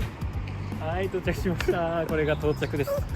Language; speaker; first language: Japanese; native; Japanese